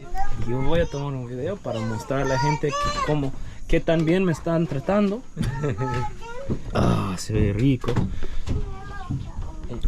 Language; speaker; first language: Spanish; non-native, learner; English